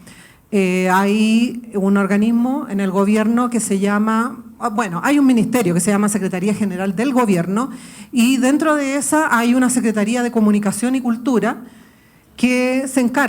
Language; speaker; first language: Spanish; native; Spanish